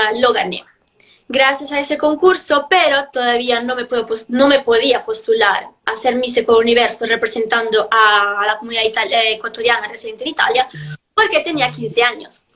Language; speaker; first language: Spanish; early bilingual, heritage; Italian